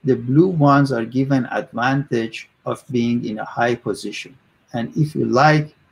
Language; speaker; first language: English; non-native, fluent; Persian